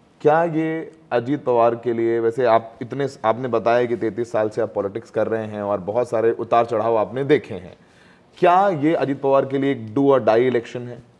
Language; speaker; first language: Hindi; native; Hindi